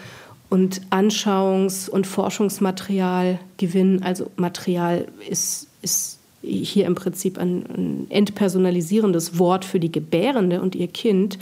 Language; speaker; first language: German; native; German